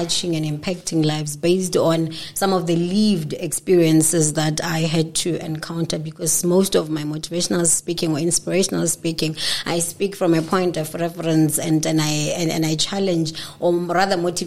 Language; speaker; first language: English; non-native, local second language; Northern Sotho